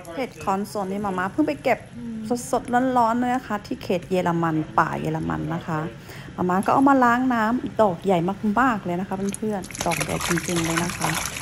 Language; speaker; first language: Thai; early bilingual, heritage; Thai